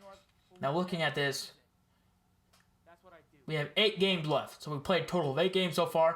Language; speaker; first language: English; native; English